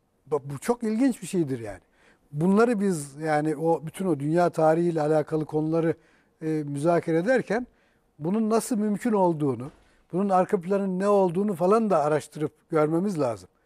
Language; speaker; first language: Turkish; native; Turkish